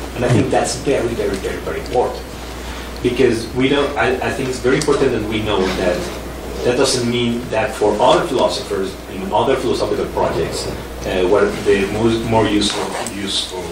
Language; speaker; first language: English; non-native, fluent; Spanish